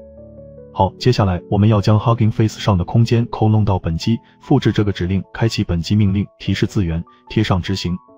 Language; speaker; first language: Chinese; native; Chinese